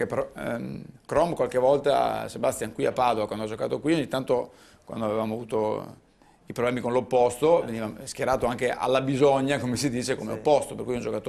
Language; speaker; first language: Italian; native; Italian